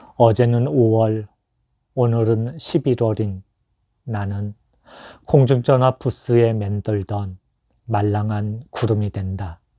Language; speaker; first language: Korean; native; Korean